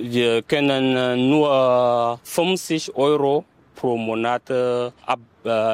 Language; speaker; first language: German; non-native, learner; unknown